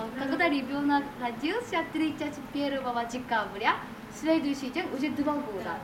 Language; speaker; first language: Russian; non-native, learner; Korean